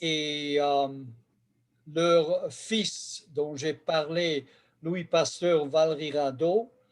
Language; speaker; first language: French; non-native, fluent; Hungarian